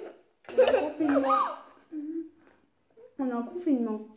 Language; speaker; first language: French; native; French